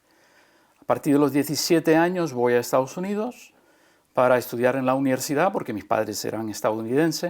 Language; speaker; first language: Spanish; early bilingual, other home language; English